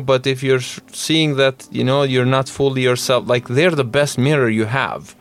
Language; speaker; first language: English; non-native, fluent; Albanian